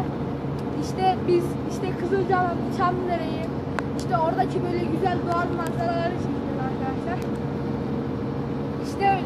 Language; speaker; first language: Turkish; native; Turkish